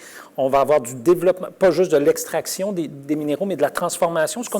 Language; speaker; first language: French; native; French